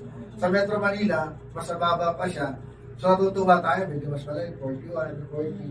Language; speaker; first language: Filipino; native; Filipino